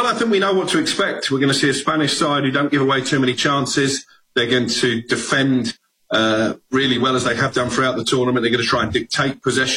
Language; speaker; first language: English; native; English